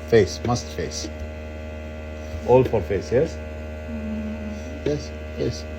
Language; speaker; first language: English; non-native, learner; Arabic